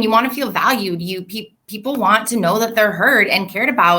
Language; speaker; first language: English; native; English